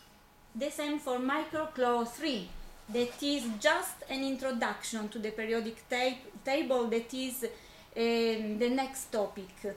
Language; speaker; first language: English; non-native, fluent; Italian